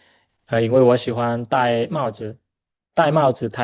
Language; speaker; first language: Chinese; non-native, fluent; Khmer